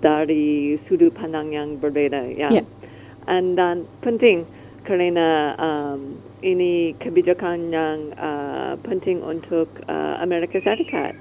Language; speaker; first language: Indonesian; non-native, learner; English